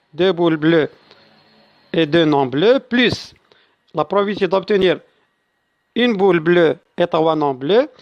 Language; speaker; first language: French; non-native, local second language; Arabic